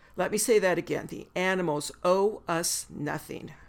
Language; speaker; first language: English; native; English